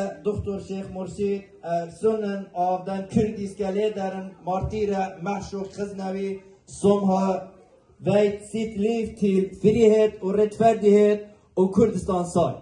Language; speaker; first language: Norwegian; non-native, fluent; Central Kurdish